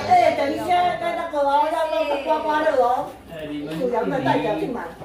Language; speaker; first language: Chinese; native; Chinese